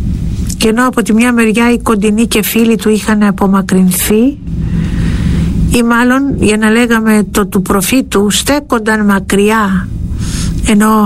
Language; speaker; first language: Greek; native; Greek